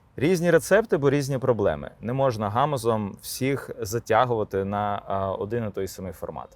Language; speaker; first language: Ukrainian; non-native, local second language; Crimean Tatar